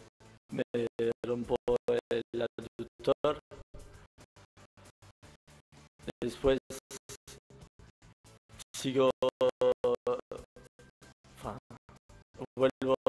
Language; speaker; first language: Spanish; non-native, learner; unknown